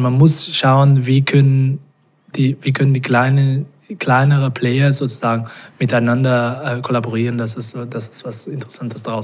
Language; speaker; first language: German; non-native, fluent; Portuguese